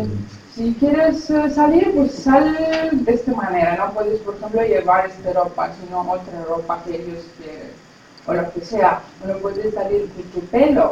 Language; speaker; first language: Spanish; non-native, fluent; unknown